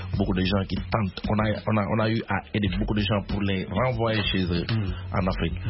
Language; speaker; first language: French; non-native, local second language; Wolof